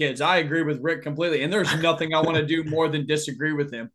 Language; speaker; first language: English; native; English